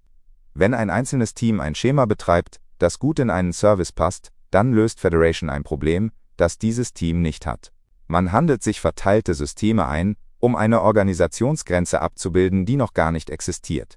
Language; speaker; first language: German; native; German